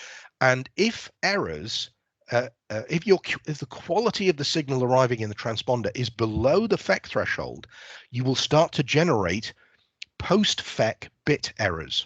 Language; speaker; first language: English; native; English